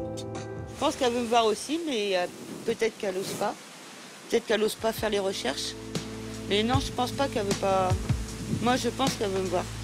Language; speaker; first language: French; native; French